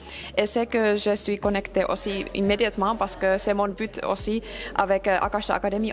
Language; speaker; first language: French; non-native, learner; Finnish